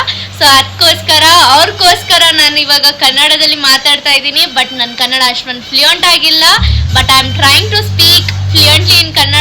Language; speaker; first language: Kannada; non-native, local second language; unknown